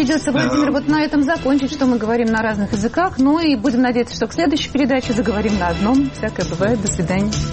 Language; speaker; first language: Russian; native; Russian